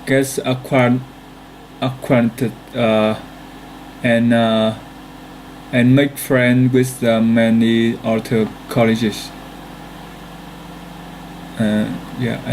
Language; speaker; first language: English; non-native, learner; Vietnamese